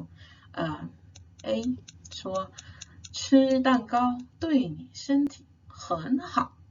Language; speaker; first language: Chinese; non-native, fluent; English